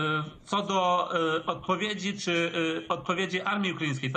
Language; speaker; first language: Polish; early bilingual, heritage; Polish